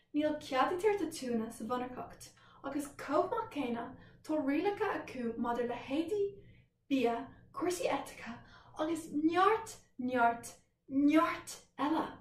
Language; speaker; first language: Irish; non-native, local second language; English